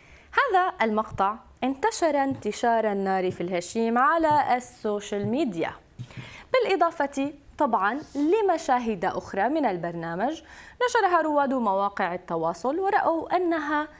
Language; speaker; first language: Arabic; native; Arabic